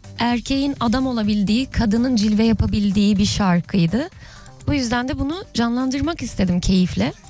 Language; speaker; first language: Turkish; early bilingual, heritage; Turkish